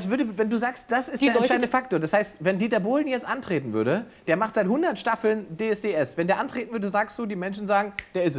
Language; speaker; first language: German; native; German